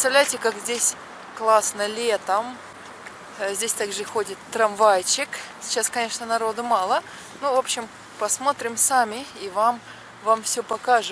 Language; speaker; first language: Russian; native; Russian